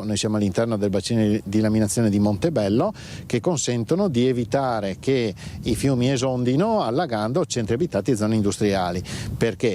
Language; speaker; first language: Italian; native; Italian